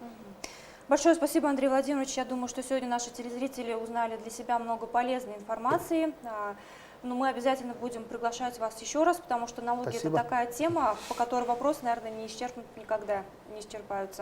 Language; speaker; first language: Russian; native; Russian